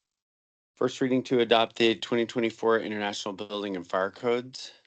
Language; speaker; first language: English; native; English